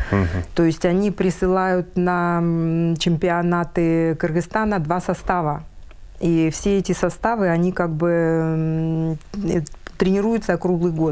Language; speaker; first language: Russian; native; Russian